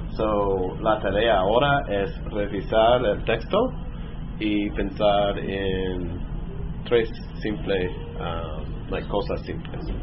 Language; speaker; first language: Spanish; non-native, fluent; English